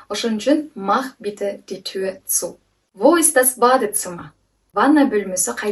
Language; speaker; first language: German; non-native, fluent; Kyrgyz